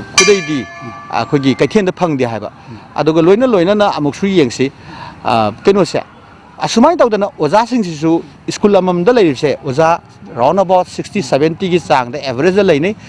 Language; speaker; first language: Manipuri; non-native, local second language; Rongmei Naga